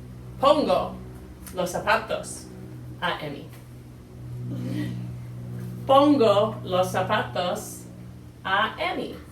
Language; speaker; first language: Spanish; non-native, fluent; English